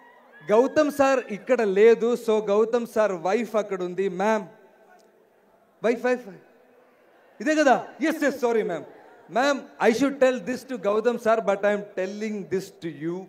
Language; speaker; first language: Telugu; non-native, learner; Malayalam